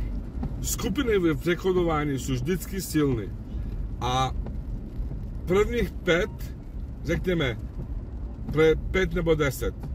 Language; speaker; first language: Czech; non-native, fluent; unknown